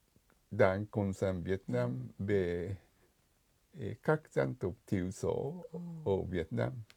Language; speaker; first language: Vietnamese; non-native, fluent; Japanese